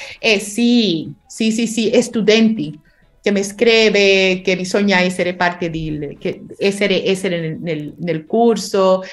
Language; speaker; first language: Italian; non-native, learner; Spanish